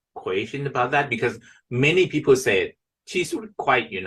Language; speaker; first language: English; non-native, fluent; Thai